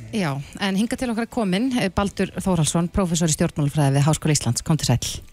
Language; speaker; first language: Icelandic; native; Icelandic